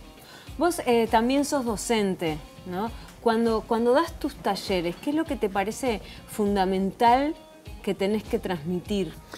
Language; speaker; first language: Spanish; native; Spanish